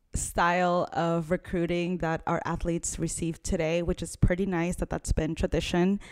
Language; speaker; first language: English; early bilingual, other home language; Spanish